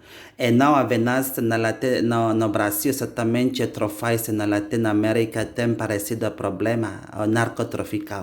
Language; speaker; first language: Portuguese; non-native, learner; Indonesian